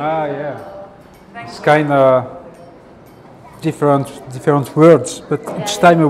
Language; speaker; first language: English; non-native, learner; French